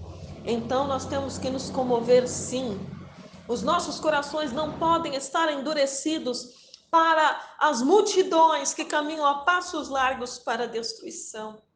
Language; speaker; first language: Portuguese; native; Portuguese